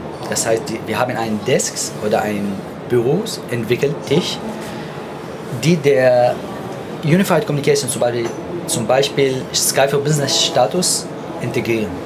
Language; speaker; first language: German; non-native, fluent; Arabic